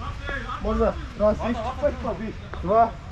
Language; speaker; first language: Russian; non-native, local second language; Kyrgyz